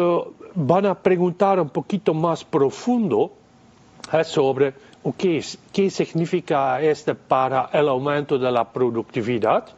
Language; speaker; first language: Spanish; non-native, fluent; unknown